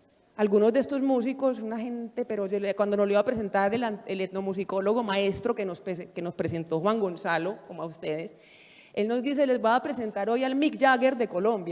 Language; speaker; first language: Spanish; native; Spanish